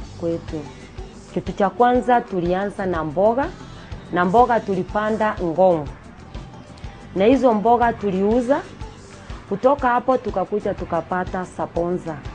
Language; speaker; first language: Swahili; non-native, local second language; Gusii